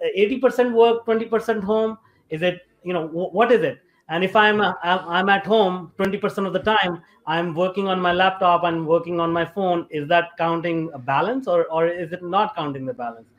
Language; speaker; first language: English; non-native, local second language; Hindi